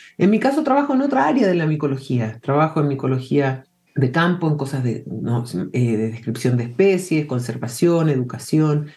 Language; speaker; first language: Spanish; early bilingual, heritage; Spanish